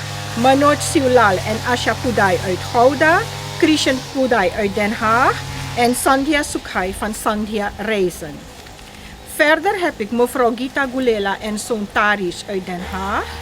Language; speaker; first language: Dutch; non-native, local second language; Caribbean Hindustani